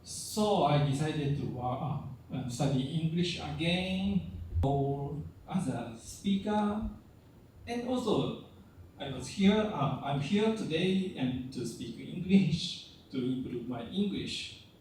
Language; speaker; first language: English; non-native, fluent; Japanese